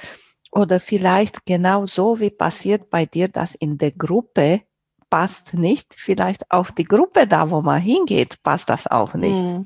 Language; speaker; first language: German; non-native, fluent; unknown